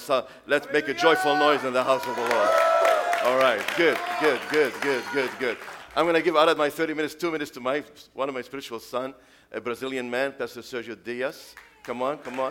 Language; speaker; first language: English; non-native, fluent; Arabic